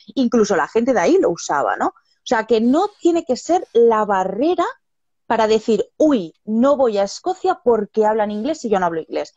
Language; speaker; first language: Spanish; native; Spanish